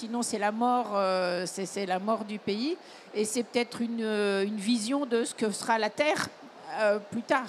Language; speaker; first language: French; native; French